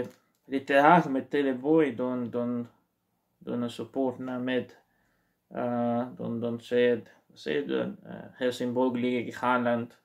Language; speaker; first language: Swedish; non-native, learner; Portuguese